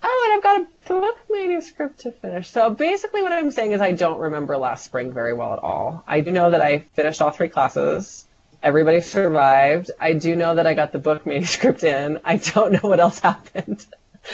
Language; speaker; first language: English; native; English